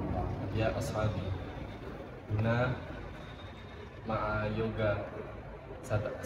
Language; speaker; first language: Arabic; non-native, learner; Indonesian